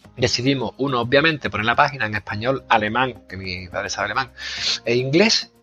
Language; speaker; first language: Spanish; native; Spanish